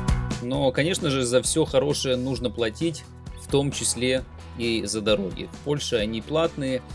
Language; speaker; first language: Russian; native; Russian